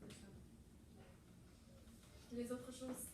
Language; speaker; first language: French; non-native, fluent; English